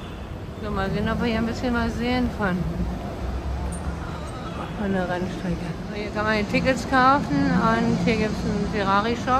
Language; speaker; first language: German; native; German